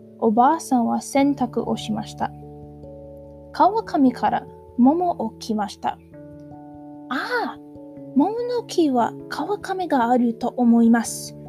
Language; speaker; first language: Japanese; non-native, learner; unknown